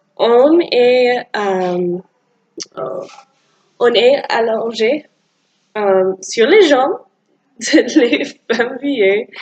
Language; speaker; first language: French; non-native, learner; English